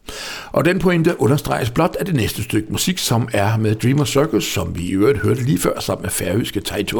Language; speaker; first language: Danish; native; Danish